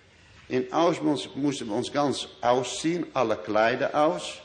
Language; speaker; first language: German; non-native, learner; Dutch